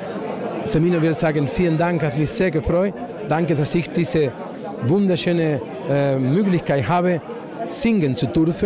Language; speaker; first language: German; non-native, fluent; Spanish